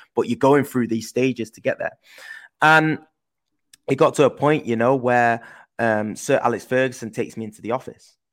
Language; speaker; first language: English; native; English